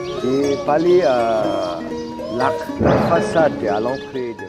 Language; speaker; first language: French; non-native, learner; Burmese